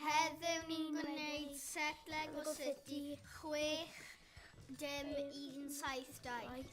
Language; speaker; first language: Welsh; non-native, local second language; English